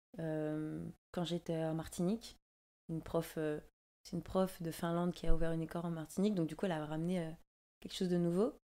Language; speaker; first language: French; native; French